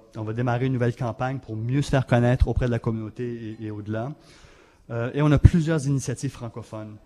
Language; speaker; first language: French; native; French